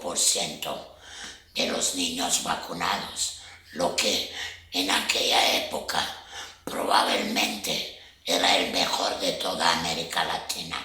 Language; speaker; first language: Spanish; non-native, fluent; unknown